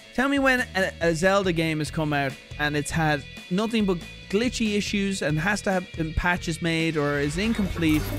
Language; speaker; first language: English; native; English